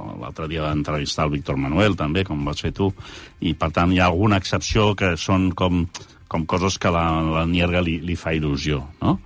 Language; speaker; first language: Catalan; early bilingual, heritage; Catalan